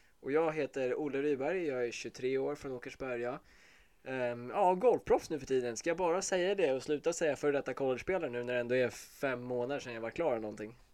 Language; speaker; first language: Swedish; native; Swedish